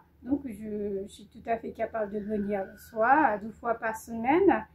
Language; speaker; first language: French; non-native, fluent; Japanese